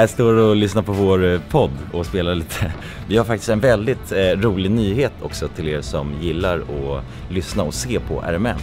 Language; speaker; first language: Swedish; native; Swedish